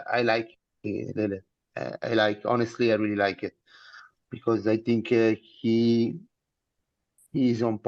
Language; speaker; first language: English; non-native, learner; Italian